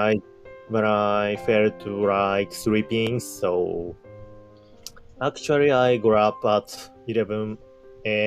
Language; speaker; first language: English; non-native, learner; Japanese